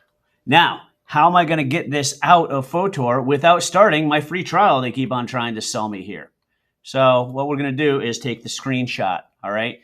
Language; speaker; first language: English; native; English